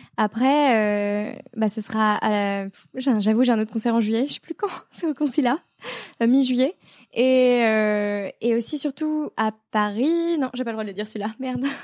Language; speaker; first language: French; native; French